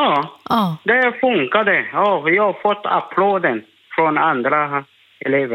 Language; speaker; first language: Swedish; non-native, learner; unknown